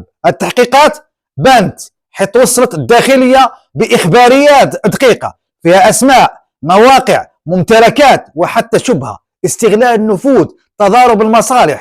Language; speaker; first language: Arabic; native; Arabic